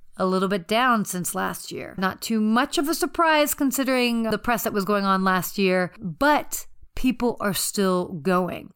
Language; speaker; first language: English; native; English